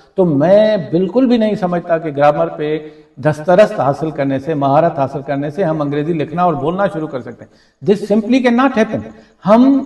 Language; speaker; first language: Urdu; non-native, local second language; Sindhi